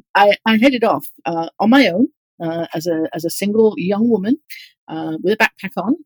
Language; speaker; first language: English; native; English